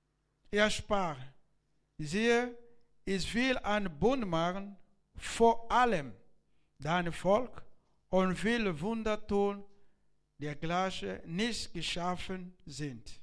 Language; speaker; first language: German; non-native, learner; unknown